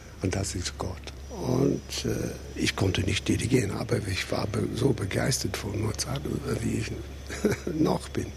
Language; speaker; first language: German; non-native, fluent; English